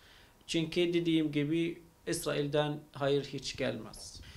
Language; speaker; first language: Turkish; non-native, fluent; Arabic